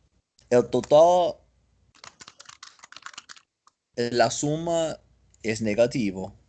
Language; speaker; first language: Spanish; non-native, learner; English